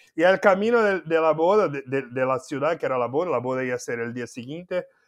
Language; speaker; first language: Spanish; non-native, fluent; Portuguese